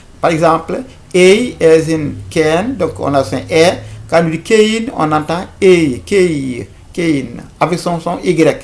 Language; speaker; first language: French; non-native, local second language; Fula